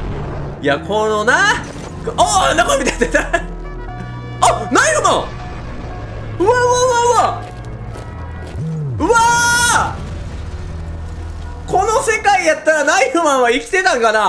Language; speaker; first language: Japanese; native; Japanese